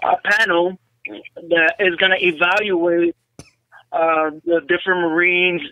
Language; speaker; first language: English; native; English